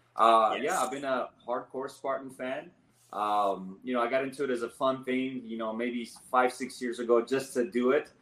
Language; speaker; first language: English; early bilingual, other home language; Armenian